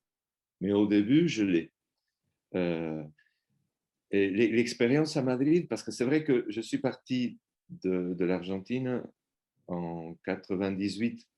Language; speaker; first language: French; non-native, fluent; Spanish